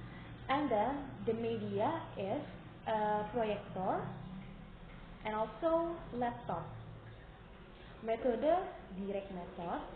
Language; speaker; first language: English; non-native, learner; Indonesian